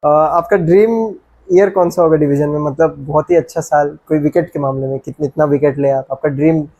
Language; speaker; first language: Hindi; non-native, local second language; Bangla